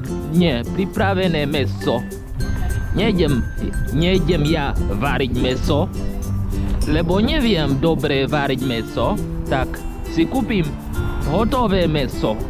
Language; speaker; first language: Slovak; non-native, learner; English